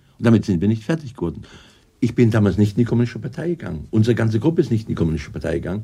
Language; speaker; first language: German; native; German